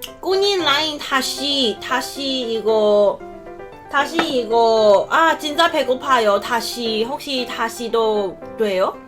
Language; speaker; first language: Korean; non-native, learner; Cantonese